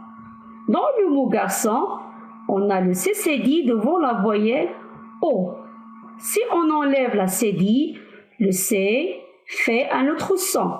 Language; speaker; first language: French; non-native, local second language; Arabic